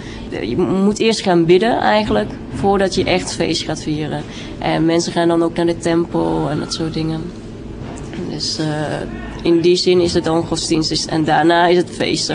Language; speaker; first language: Dutch; early bilingual, other home language; Vietnamese